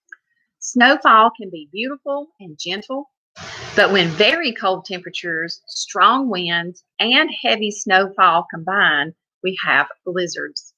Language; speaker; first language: English; native; English